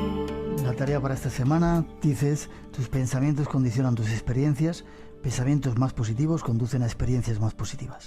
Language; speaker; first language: Spanish; native; Spanish